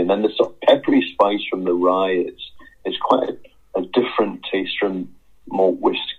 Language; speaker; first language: English; native; English